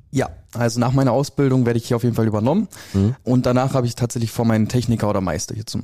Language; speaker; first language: German; native; German